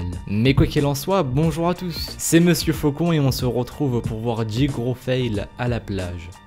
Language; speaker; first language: French; native; French